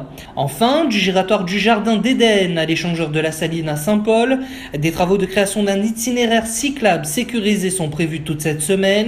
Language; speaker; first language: French; native; French